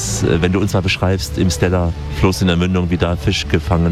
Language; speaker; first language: German; native; German